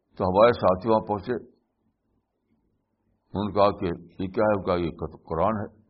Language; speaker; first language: Urdu; native; Urdu